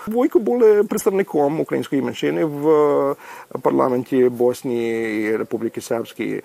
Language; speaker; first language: Ukrainian; early bilingual, heritage; Ukrainian